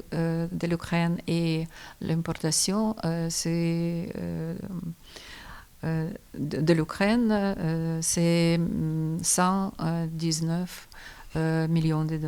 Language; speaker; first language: French; non-native, fluent; Ukrainian